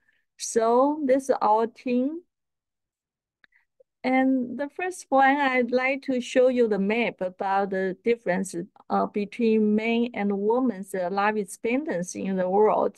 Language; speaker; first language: English; non-native, fluent; Chinese